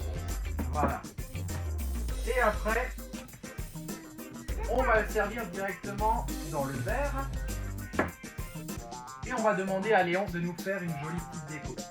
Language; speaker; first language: French; native; French